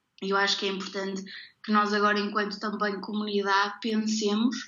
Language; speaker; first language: Portuguese; native; Portuguese